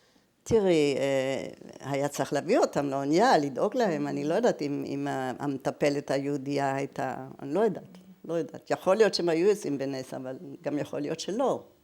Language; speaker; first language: Hebrew; early bilingual, other home language; German